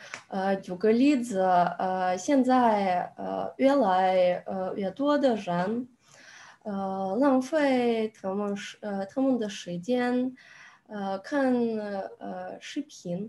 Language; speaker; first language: Chinese; non-native, learner; Russian